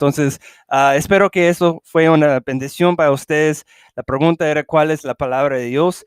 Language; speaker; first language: Spanish; early bilingual, heritage; English